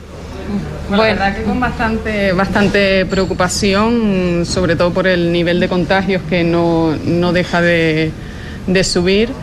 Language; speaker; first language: Spanish; native; Spanish